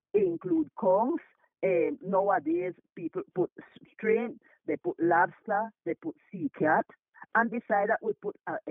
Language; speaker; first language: English; non-native, local second language; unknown